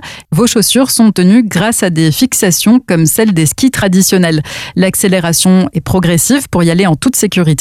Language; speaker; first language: French; native; French